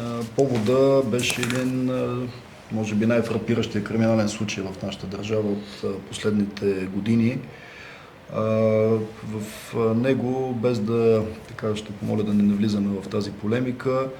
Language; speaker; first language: Bulgarian; native; Bulgarian